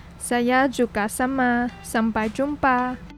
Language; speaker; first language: Indonesian; non-native, learner; Chinese